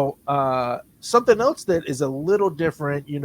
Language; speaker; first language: English; native; English